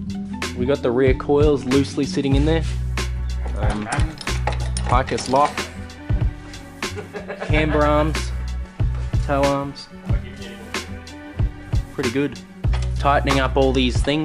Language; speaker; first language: English; native; English